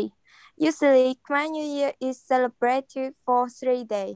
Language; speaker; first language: English; non-native, learner; Khmer